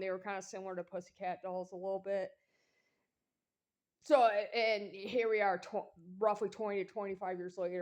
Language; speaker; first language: English; native; English